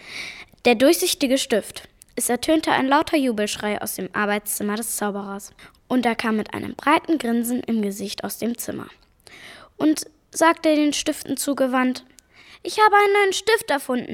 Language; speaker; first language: German; native; German